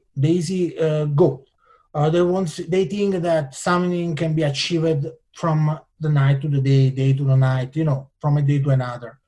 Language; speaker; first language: English; non-native, fluent; Italian